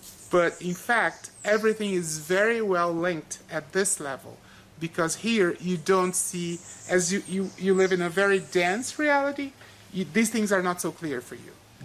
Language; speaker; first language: English; non-native, fluent; Portuguese